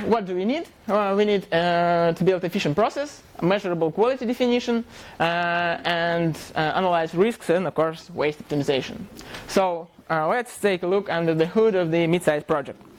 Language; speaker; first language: English; non-native, fluent; Russian